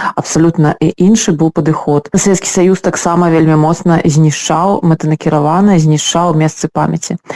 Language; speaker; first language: Belarusian; non-native, local second language; Russian